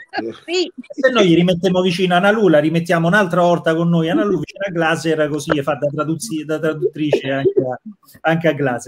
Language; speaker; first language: Italian; native; Italian